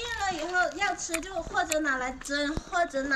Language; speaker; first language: Chinese; non-native, local second language; Hakka Chinese